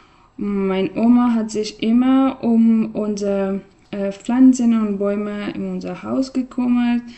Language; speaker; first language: German; non-native, learner; Persian